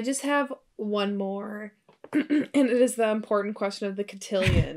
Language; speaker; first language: English; native; English